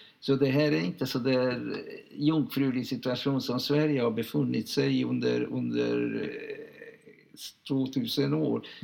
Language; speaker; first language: Swedish; non-native, fluent; Hungarian